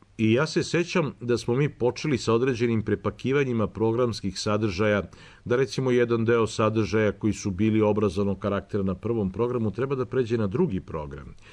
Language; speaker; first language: Serbian; native; Serbian